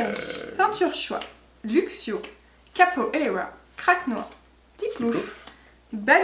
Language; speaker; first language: French; native; French